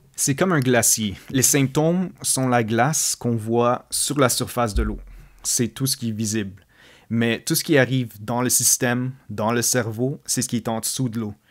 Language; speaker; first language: French; native; French